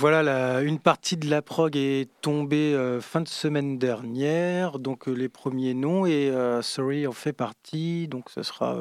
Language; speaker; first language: French; native; French